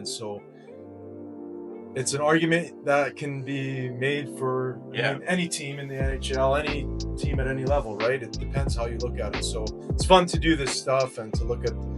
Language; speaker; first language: English; native; English